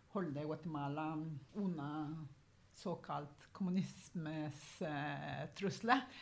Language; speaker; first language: Norwegian; non-native, fluent; Spanish